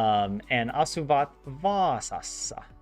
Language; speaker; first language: Finnish; non-native, learner; English